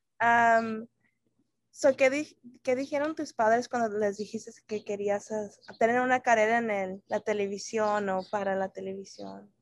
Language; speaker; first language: Spanish; early bilingual, heritage; Spanish